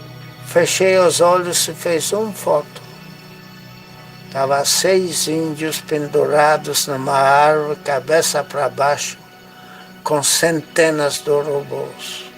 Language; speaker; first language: Portuguese; non-native, fluent; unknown